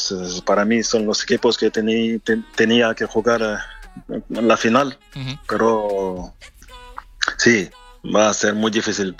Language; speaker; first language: Spanish; non-native, fluent; French